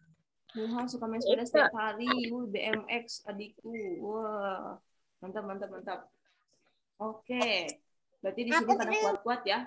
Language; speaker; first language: Indonesian; native; Indonesian